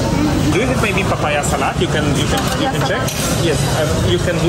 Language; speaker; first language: English; non-native, learner; Polish